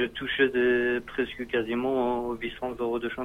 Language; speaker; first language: French; non-native, learner; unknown